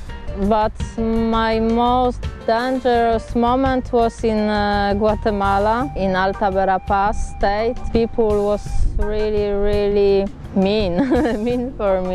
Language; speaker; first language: English; non-native, learner; Polish